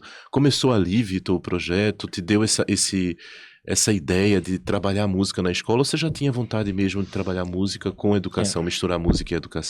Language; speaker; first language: Portuguese; native; Portuguese